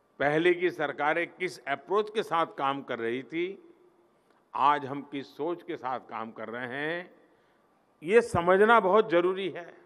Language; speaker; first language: Hindi; native; Hindi